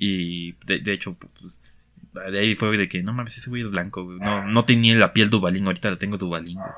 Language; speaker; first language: Spanish; native; Spanish